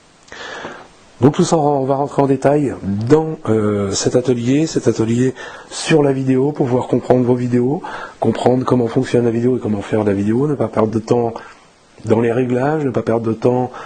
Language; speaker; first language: French; native; French